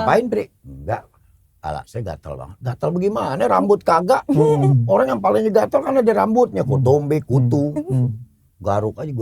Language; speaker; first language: Indonesian; native; Indonesian